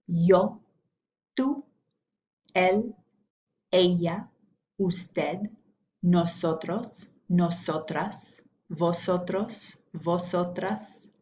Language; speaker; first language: Spanish; non-native, fluent; English